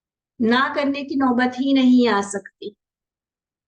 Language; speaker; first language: Hindi; native; Hindi